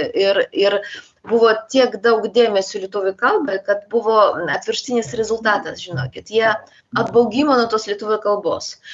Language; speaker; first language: Lithuanian; non-native, local second language; Polish